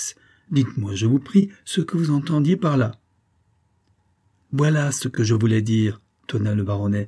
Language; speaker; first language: French; native; French